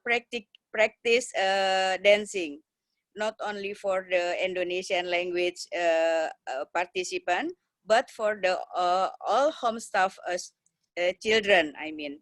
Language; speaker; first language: English; non-native, learner; Indonesian